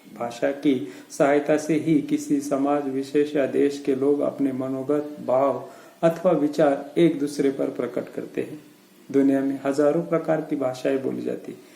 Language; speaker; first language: Hindi; non-native, local second language; Marathi